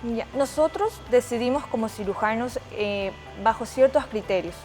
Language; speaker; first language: Spanish; native; Spanish